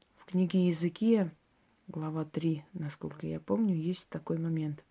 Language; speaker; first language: Russian; native; Russian